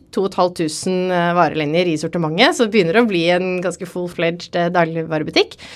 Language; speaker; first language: Norwegian; native; Norwegian